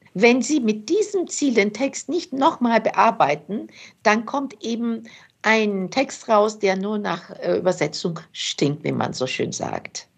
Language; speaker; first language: German; early bilingual, other home language; Turkish